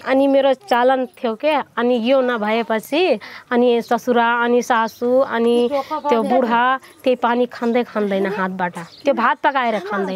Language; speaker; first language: Nepali; non-native, local second language; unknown